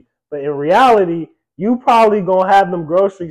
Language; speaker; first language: English; native; English